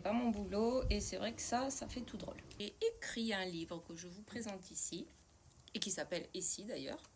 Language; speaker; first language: French; native; French